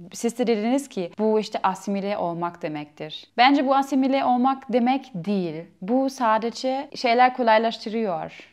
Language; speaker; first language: Turkish; non-native, fluent; German